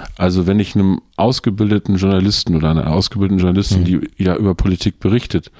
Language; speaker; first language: German; native; German